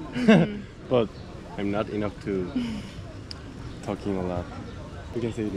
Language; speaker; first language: English; non-native, learner; Korean